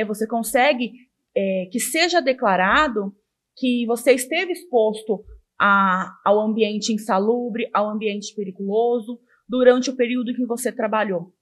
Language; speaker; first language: Portuguese; native; Portuguese